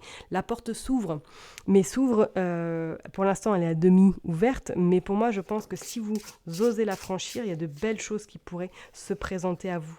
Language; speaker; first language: French; native; French